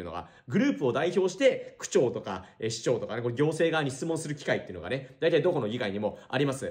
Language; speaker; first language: Japanese; native; Japanese